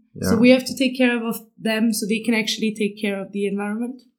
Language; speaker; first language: English; non-native, fluent; German